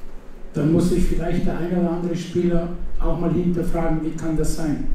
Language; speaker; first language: German; non-native, fluent; Italian